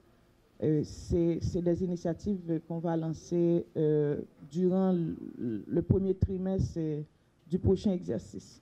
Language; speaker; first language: French; non-native, local second language; Haitian Creole